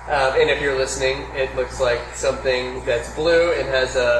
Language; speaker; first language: English; native; English